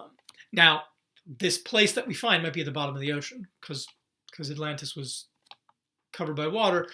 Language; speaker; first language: English; native; English